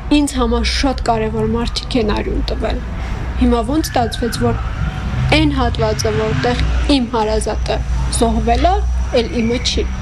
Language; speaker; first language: Armenian; native; Armenian